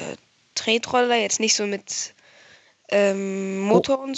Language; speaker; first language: German; native; German